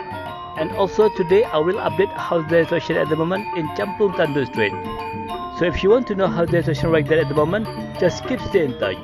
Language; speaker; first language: English; non-native, learner; Indonesian